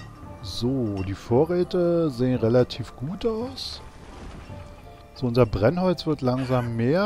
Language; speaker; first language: German; native; German